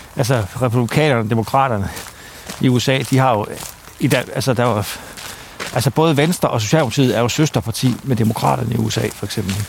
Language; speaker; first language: Danish; native; Danish